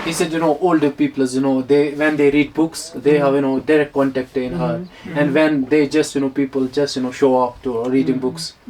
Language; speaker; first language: English; non-native, learner; Hindi